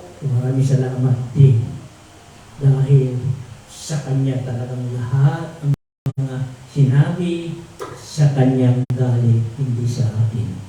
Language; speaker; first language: Filipino; non-native, local second language; Tausug